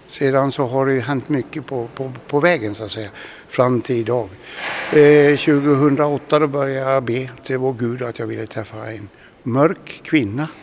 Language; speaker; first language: Swedish; native; Swedish